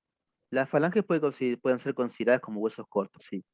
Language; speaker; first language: Spanish; native; Spanish